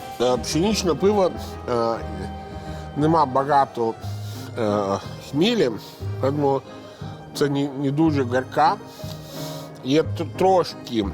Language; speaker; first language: Ukrainian; non-native, fluent; Italian